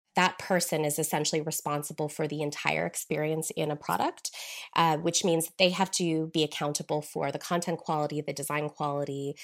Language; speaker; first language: English; native; English